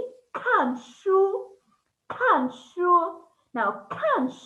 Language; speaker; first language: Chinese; non-native, fluent; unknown